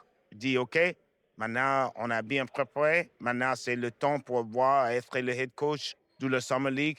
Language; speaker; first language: French; non-native, fluent; English